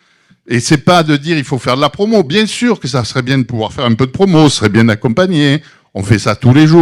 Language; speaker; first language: French; native; French